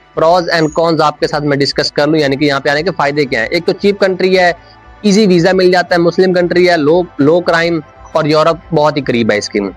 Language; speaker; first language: Urdu; non-native, local second language; Punjabi